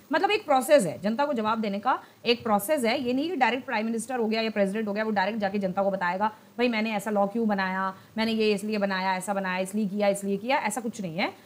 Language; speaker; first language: Hindi; non-native, local second language; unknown